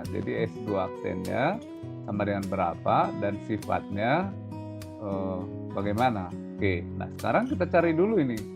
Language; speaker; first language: Indonesian; native; Indonesian